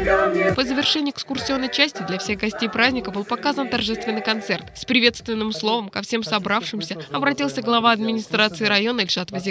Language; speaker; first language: Russian; native; Russian